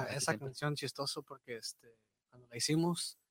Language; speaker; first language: Spanish; early bilingual, heritage; Spanish